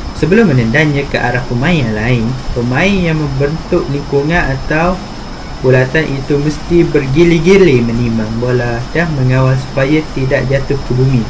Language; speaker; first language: Malay; native; Malay